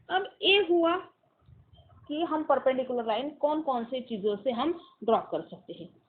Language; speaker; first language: Hindi; non-native, local second language; Marathi